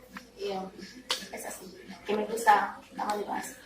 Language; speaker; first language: Spanish; non-native, learner; Haitian Creole